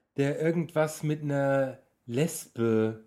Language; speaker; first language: German; native; German